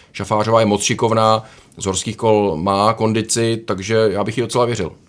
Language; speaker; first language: Czech; native; Czech